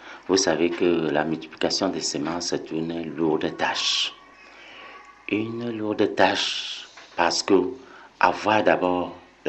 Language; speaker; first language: French; non-native, local second language; English